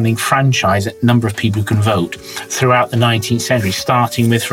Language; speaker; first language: English; native; English